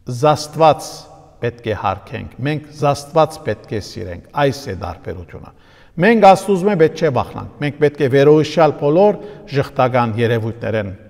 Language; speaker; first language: Armenian; native; Armenian